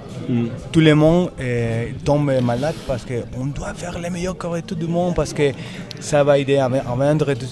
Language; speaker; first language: French; non-native, learner; Spanish